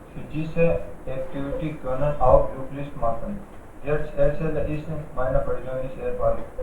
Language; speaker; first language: German; non-native, learner; Hindi